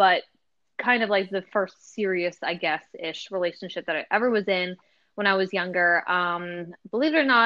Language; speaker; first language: English; native; English